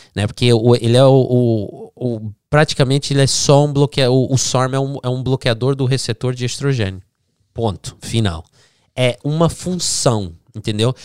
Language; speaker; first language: Portuguese; early bilingual, heritage; English